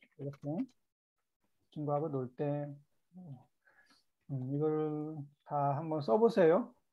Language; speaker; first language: Korean; native; Korean